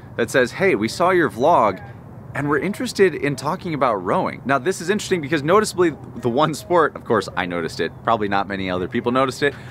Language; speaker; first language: English; native; English